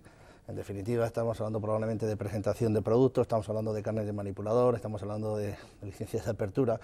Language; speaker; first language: Spanish; native; Spanish